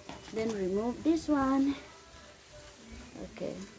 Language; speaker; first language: English; non-native, local second language; Chavacano